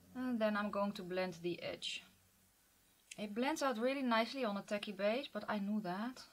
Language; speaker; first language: English; non-native, fluent; Dutch